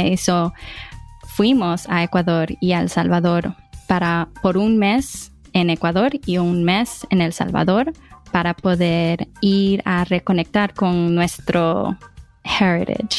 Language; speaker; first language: Spanish; early bilingual, heritage; English